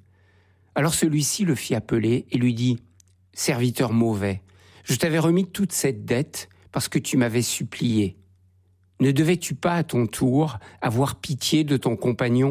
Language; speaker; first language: French; native; French